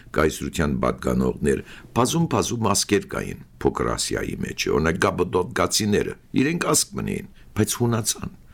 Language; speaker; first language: Armenian; early bilingual, heritage; Armenian